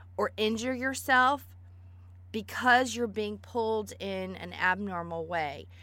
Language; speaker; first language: English; native; English